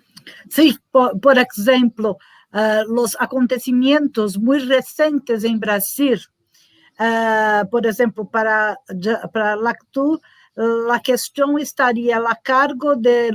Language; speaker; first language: Spanish; non-native, learner; Portuguese